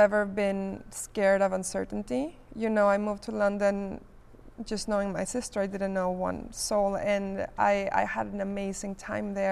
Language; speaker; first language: English; non-native, fluent; Spanish